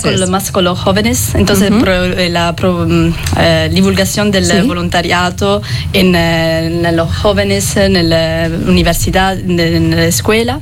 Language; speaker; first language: Spanish; non-native, fluent; Italian